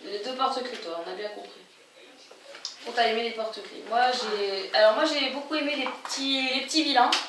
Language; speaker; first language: French; native; French